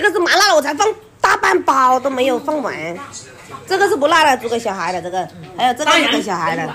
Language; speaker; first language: Chinese; native; Chinese